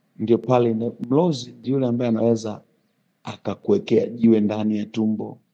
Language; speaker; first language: Swahili; native; Swahili